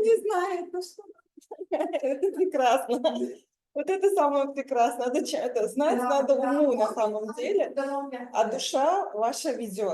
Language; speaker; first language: Russian; non-native, local second language; Uzbek